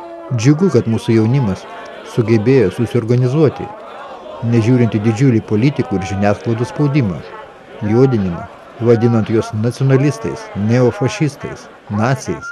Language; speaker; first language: Lithuanian; native; Lithuanian